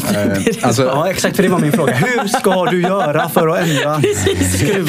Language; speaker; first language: Swedish; native; Swedish